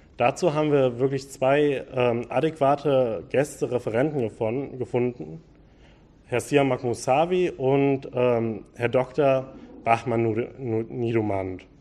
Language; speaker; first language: German; native; German